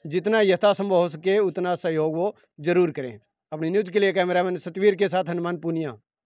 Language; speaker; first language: Hindi; native; Hindi